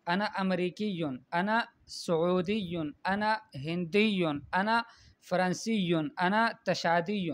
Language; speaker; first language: Arabic; non-native, fluent; Urdu